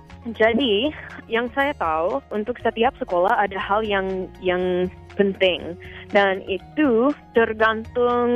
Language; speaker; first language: Indonesian; non-native, fluent; English